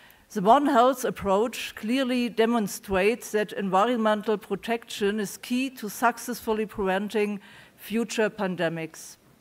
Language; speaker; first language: English; non-native, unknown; German